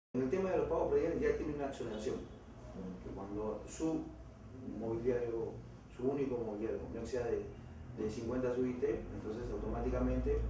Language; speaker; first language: Spanish; native; Spanish